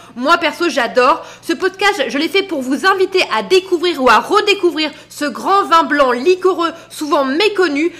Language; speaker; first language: French; native; French